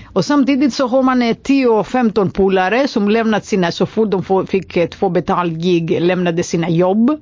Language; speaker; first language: Swedish; non-native, fluent; Greek